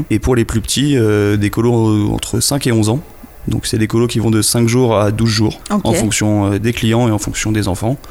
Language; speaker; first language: French; native; French